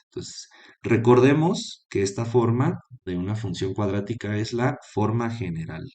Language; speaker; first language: Spanish; native; Spanish